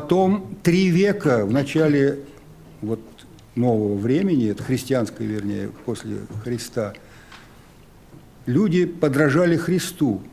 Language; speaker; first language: Russian; native; Russian